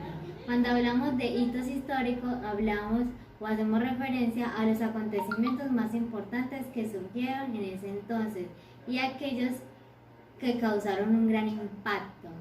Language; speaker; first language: Spanish; native; Spanish